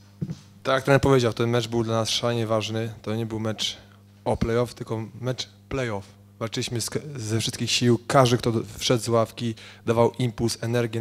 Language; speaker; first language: Polish; native; Polish